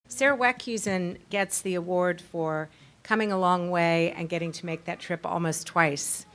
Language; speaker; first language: English; native; English